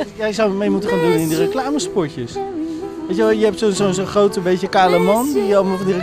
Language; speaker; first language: Dutch; native; Dutch